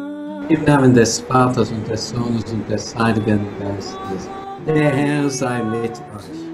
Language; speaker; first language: German; non-native, local second language; Luxembourgish